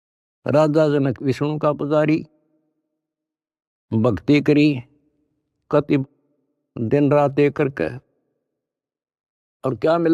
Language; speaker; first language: Hindi; native; Hindi